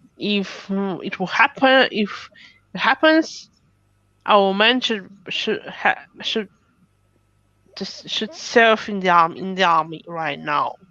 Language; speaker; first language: English; non-native, fluent; Russian